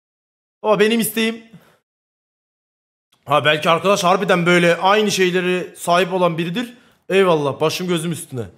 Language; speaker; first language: Turkish; native; Turkish